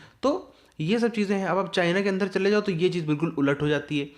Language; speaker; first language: Hindi; native; Hindi